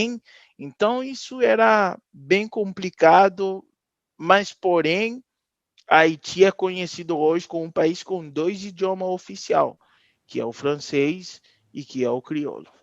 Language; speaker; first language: Portuguese; non-native, fluent; Haitian Creole